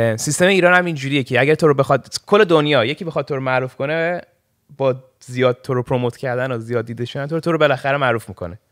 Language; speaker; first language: Persian; early bilingual, heritage; Persian